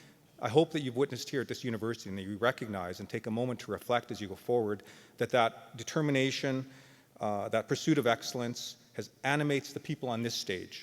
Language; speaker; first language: English; native; English